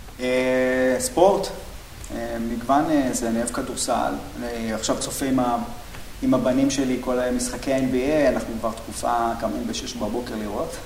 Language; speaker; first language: Hebrew; native; Hebrew